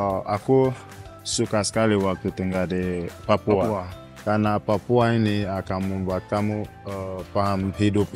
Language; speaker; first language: Indonesian; non-native, fluent; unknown